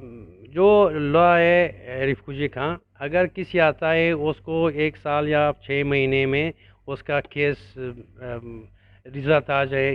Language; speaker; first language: Hindi; non-native, learner; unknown